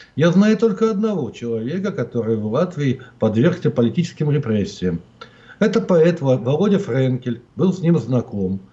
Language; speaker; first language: Russian; native; Russian